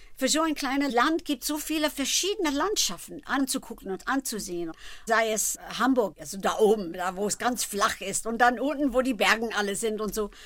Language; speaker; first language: German; non-native, fluent; English